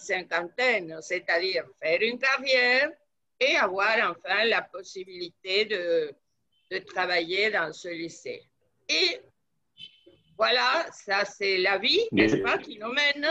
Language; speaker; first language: French; non-native, fluent; Spanish